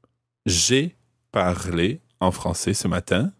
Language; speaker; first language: French; non-native, fluent; English